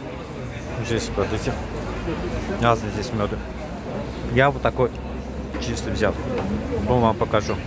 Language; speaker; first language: Russian; non-native, learner; Azerbaijani